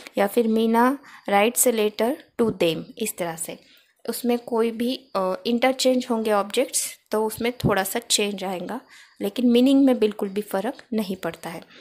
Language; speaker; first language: Hindi; non-native, local second language; Marathi